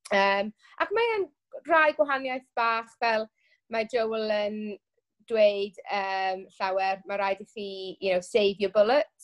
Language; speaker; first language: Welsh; non-native, local second language; English